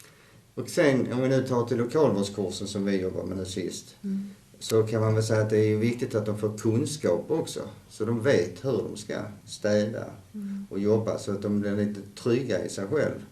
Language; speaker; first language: Swedish; native; Swedish